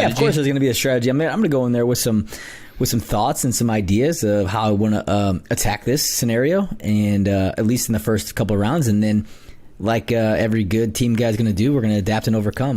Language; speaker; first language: English; native; English